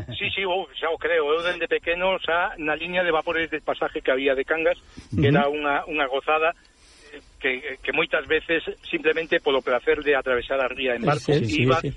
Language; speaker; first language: Galician; native; Galician